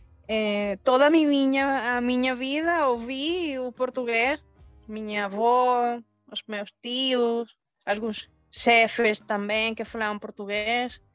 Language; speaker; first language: Portuguese; early bilingual, heritage; Spanish